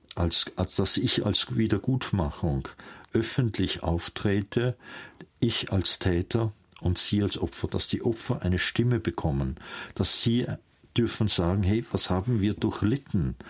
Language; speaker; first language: German; native; German